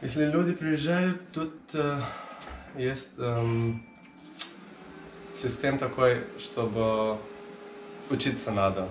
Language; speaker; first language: Russian; non-native, learner; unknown